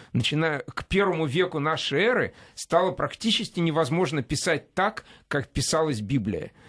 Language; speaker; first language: Russian; native; Russian